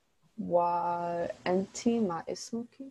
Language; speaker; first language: Arabic; non-native, learner; English